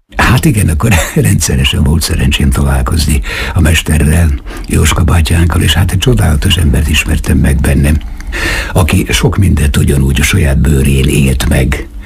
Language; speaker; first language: Hungarian; native; Hungarian